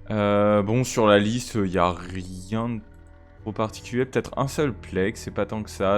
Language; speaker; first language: French; native; French